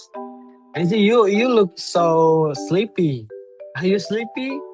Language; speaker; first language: English; non-native, learner; Indonesian